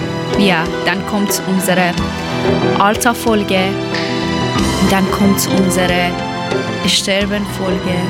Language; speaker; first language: German; non-native, learner; Persian